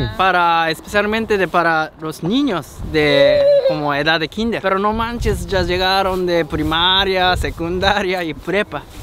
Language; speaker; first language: Spanish; non-native, learner; Japanese